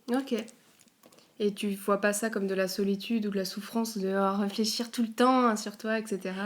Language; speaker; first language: French; native; French